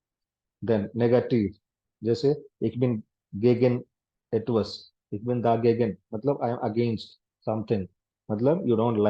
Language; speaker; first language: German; non-native, fluent; Hindi